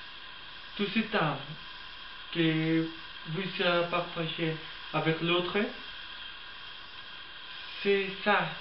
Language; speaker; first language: French; non-native, learner; Spanish